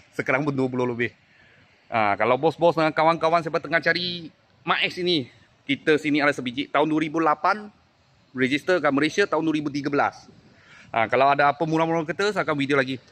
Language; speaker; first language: Malay; non-native, local second language; Chinese